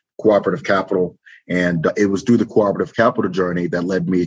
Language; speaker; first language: English; native; English